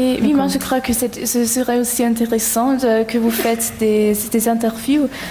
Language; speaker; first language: French; non-native, fluent; German